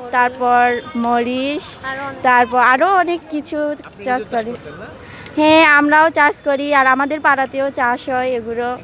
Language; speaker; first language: Bangla; non-native, local second language; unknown